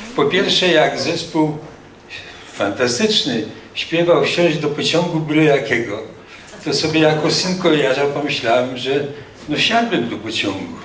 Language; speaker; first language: Polish; native; Polish